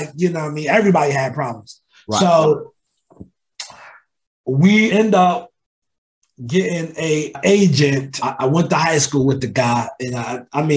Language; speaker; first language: English; native; English